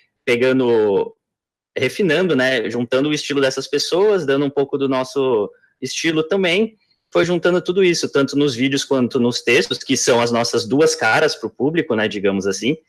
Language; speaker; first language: Portuguese; native; Portuguese